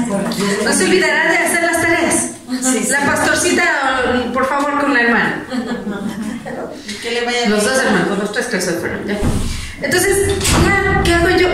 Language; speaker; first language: Spanish; native; Spanish